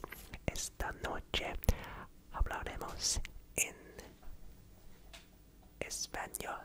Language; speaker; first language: Spanish; non-native, learner; English